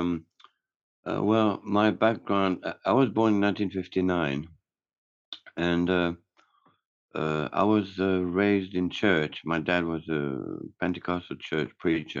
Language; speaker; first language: English; non-native, fluent; French